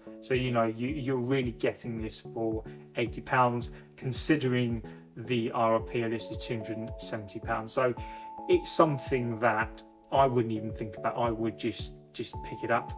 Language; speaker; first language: English; native; English